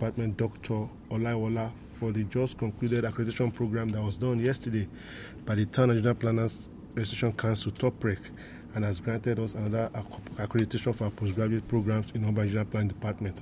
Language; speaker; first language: English; non-native, local second language; Yoruba